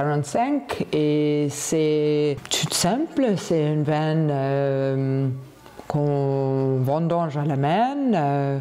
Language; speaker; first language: French; non-native, fluent; English